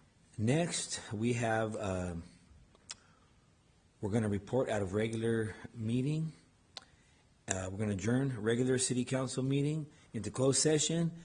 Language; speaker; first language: English; native; English